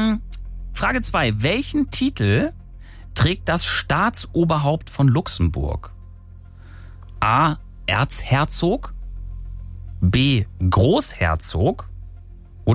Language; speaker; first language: German; native; German